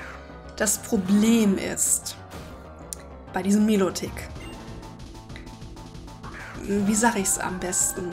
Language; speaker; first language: German; native; German